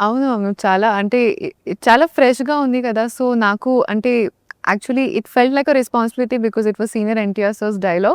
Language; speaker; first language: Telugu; non-native, local second language; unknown